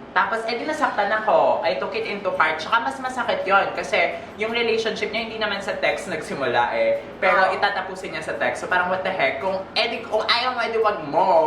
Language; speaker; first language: Filipino; native; Filipino